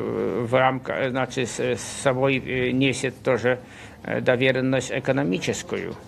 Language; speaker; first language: Russian; non-native, fluent; Polish